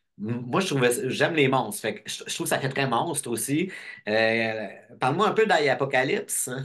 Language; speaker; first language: French; native; French